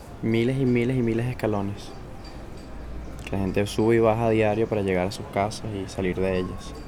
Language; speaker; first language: Spanish; native; Spanish